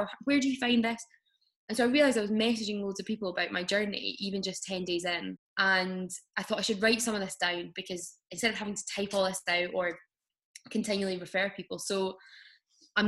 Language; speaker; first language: English; native; English